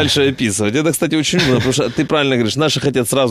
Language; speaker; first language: Russian; native; Russian